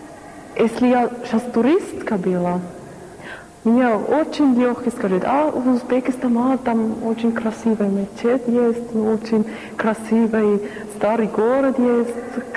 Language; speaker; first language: Russian; non-native, learner; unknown